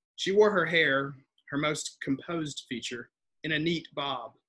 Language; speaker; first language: English; native; English